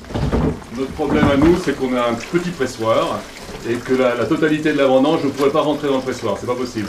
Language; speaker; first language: French; native; French